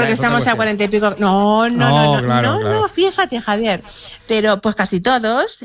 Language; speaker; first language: Spanish; native; Spanish